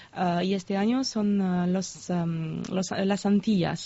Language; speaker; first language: Spanish; non-native, fluent; French